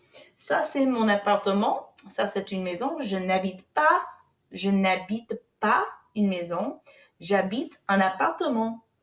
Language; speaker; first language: French; non-native, fluent; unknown